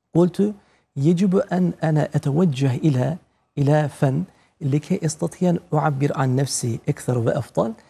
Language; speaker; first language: Arabic; non-native, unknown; Turkish